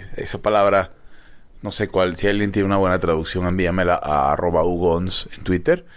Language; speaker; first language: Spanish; native; Spanish